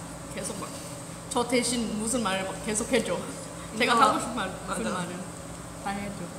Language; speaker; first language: Korean; non-native, fluent; Thai